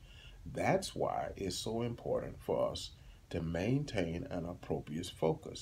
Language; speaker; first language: English; native; English